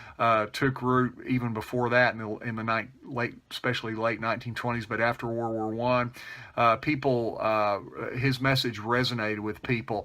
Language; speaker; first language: English; native; English